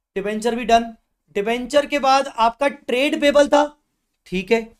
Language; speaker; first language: Hindi; native; Hindi